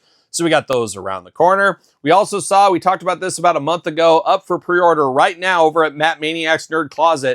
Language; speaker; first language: English; native; English